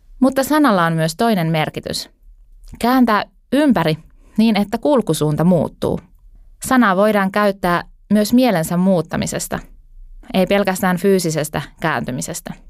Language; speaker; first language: Finnish; native; Finnish